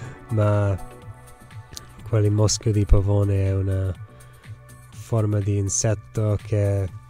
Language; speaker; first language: Italian; non-native, learner; English